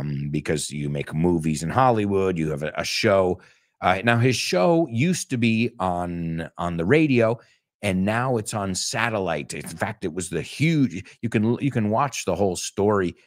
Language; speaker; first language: English; native; English